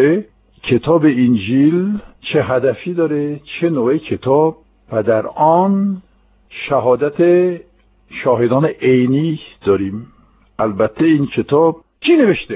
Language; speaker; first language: Persian; non-native, fluent; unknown